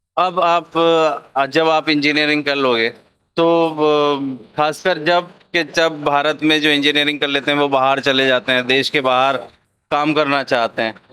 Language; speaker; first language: Hindi; native; Hindi